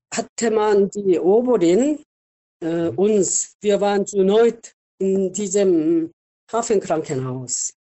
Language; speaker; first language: German; non-native, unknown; Korean